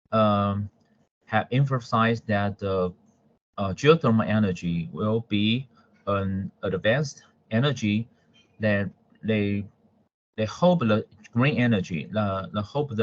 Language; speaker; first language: English; non-native, fluent; Chinese